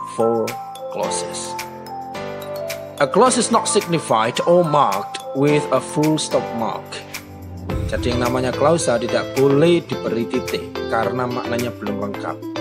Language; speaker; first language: English; non-native, fluent; Indonesian